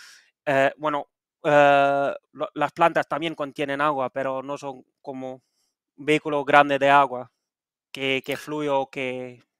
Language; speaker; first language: Spanish; non-native, fluent; Dutch